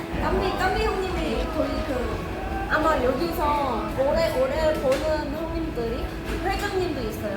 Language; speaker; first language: Korean; non-native, fluent; Vietnamese